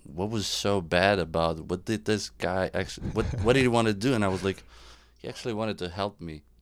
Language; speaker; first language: English; non-native, fluent; Serbian